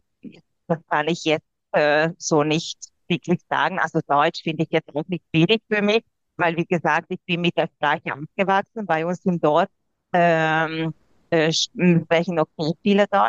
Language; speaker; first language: German; non-native, local second language; Hungarian